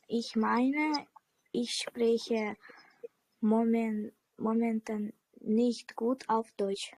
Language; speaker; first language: German; non-native, learner; Uzbek